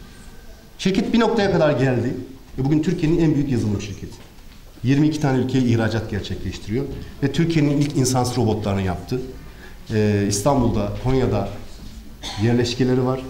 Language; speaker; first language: Turkish; native; Turkish